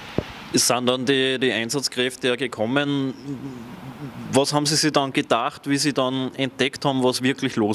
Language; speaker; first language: German; native; German